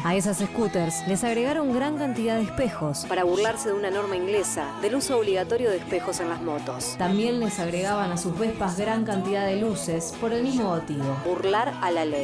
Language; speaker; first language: Spanish; native; Spanish